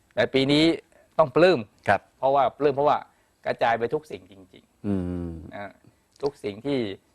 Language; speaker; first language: Thai; native; Thai